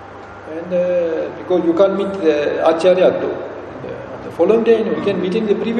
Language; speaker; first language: English; non-native, fluent; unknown